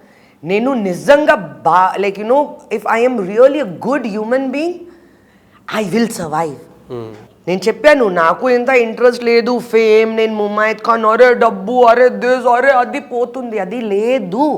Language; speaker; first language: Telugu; non-native, learner; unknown